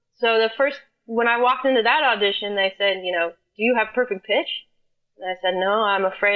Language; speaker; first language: English; native; English